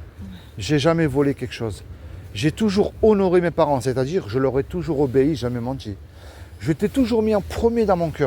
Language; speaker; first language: French; native; French